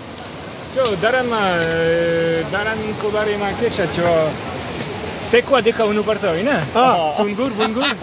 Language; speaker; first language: Nepali; non-native, learner; French